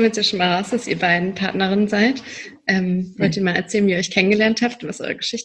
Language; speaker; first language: German; native; German